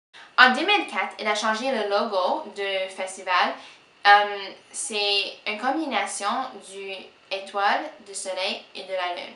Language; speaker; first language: French; non-native, local second language; English